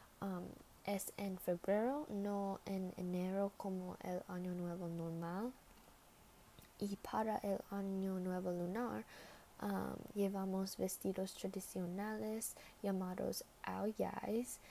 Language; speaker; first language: Spanish; non-native, learner; English